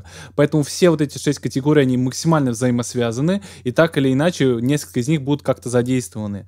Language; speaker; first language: Russian; native; Russian